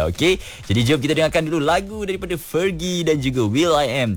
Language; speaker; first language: Malay; native; Malay